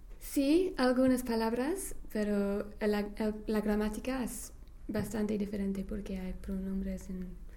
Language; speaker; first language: Spanish; non-native, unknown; English